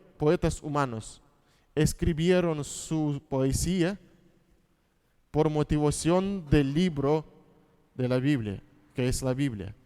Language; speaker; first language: Spanish; non-native, fluent; Russian